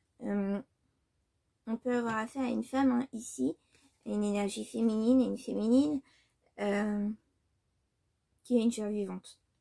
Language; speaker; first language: French; native; French